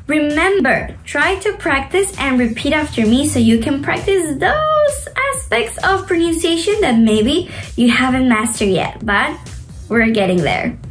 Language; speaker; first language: English; non-native, fluent; Spanish